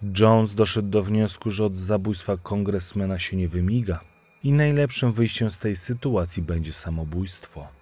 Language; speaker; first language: Polish; native; Polish